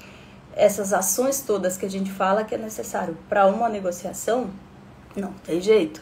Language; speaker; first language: Portuguese; native; Portuguese